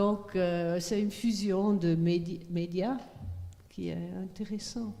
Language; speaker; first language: French; non-native, fluent; Swiss German